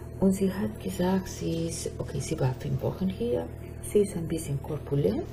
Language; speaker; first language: German; non-native, fluent; Spanish